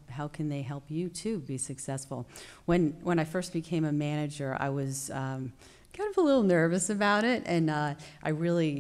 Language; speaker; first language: English; native; English